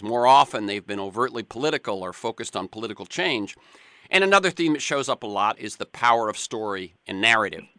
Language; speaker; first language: English; native; English